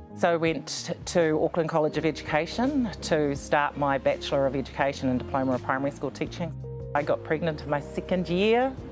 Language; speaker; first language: English; native; English